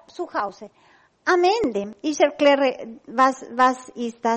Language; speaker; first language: German; non-native, learner; Spanish